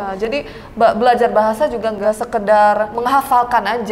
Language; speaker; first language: Indonesian; non-native, local second language; Korean